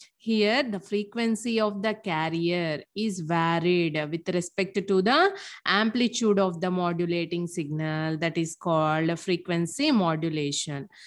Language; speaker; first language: English; non-native, local second language; Telugu